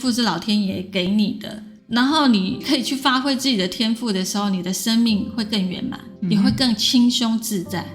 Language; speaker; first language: Chinese; native; Chinese